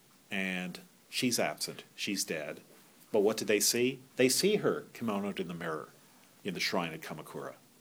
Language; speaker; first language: English; native; English